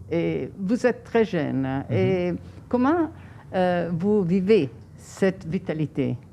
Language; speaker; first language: French; non-native, fluent; Italian